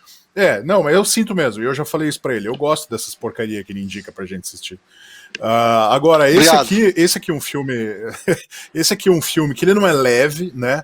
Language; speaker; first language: Portuguese; native; Portuguese